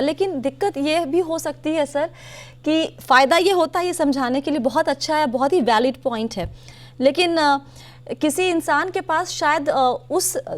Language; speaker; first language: Hindi; native; Hindi